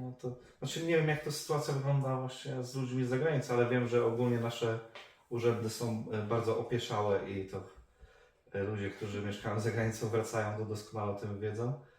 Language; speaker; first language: Polish; native; Polish